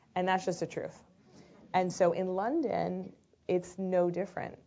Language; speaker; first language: English; native; English